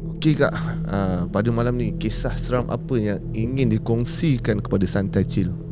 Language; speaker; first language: Malay; native; Malay